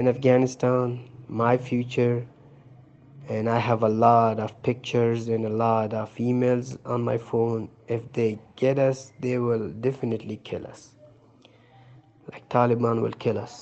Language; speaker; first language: English; non-native, learner; Persian